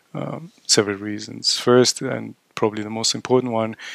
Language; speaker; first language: English; non-native, fluent; Arabic